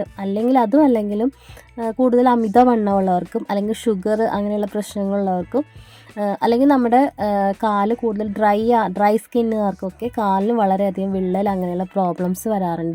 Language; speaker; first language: Malayalam; native; Malayalam